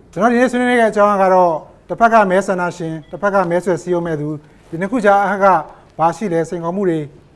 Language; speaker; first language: Burmese; native; Burmese